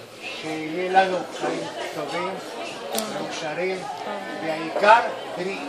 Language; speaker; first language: Hebrew; non-native, fluent; Spanish